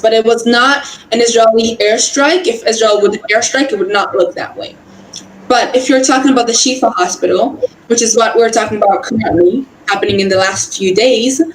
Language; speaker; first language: English; non-native, fluent; Hebrew